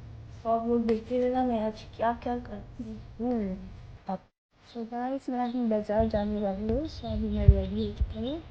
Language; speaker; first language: Hindi; non-native, local second language; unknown